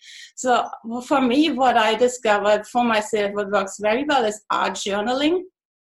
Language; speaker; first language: English; non-native, fluent; German